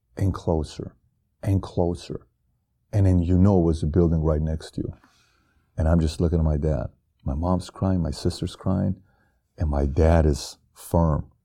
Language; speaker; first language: English; non-native, fluent; Persian